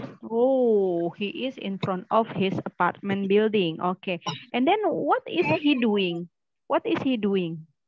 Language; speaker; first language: English; non-native, fluent; Indonesian